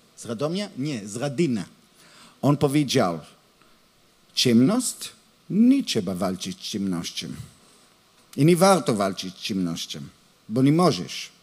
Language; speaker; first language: Polish; non-native, learner; Hebrew